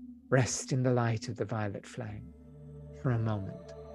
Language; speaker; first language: English; native; English